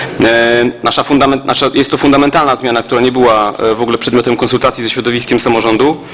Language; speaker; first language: Polish; native; Polish